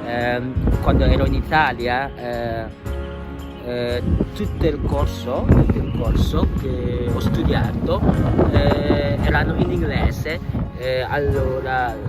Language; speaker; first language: Italian; non-native, learner; Indonesian